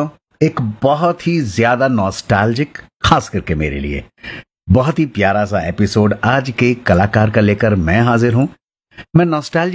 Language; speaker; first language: Hindi; native; Hindi